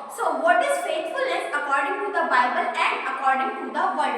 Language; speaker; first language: English; non-native, local second language; Hindi